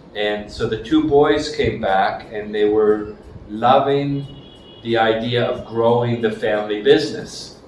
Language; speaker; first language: English; native; English